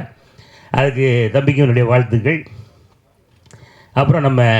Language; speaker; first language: Tamil; native; Tamil